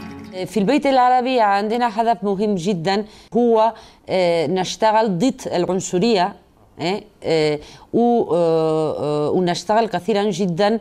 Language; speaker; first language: Arabic; non-native, fluent; Spanish